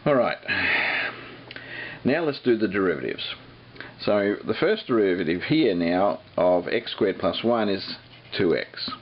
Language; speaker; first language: English; native; English